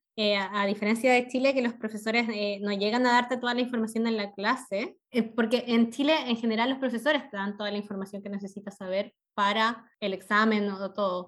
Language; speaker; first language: Spanish; native; Spanish